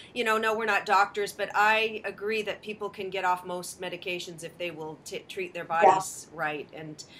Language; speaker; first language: English; native; English